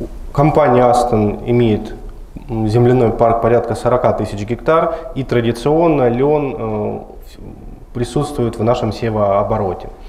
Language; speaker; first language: Russian; native; Russian